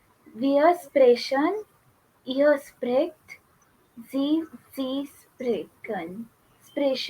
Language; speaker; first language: German; non-native, learner; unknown